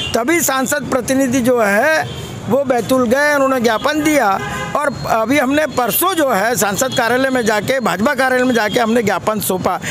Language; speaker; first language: Hindi; native; Hindi